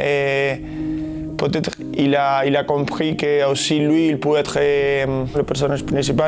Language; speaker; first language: French; non-native, fluent; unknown